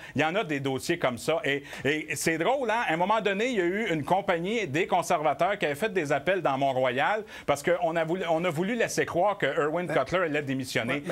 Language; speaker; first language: French; native; French